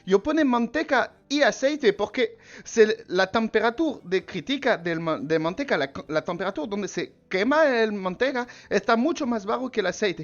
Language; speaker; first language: Spanish; non-native, learner; French